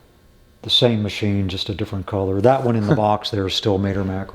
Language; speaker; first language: English; native; English